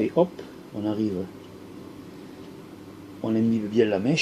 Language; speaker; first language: French; native; French